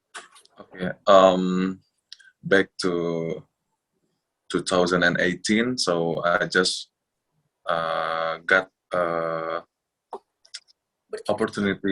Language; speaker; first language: English; non-native, fluent; Indonesian